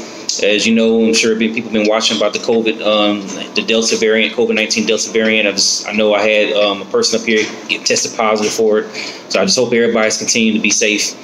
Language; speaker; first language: English; native; English